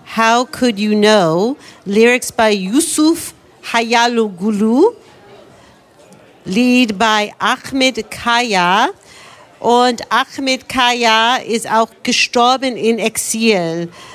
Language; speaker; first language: German; non-native, learner; Turkish